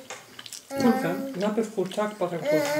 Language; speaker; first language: German; non-native, fluent; Polish